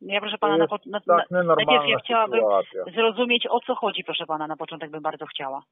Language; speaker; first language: Polish; native; Polish